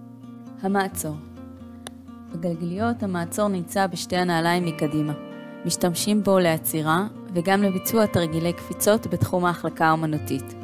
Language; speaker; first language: Hebrew; native; Hebrew